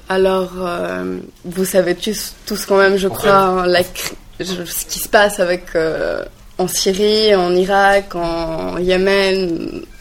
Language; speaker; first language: French; non-native, learner; Greek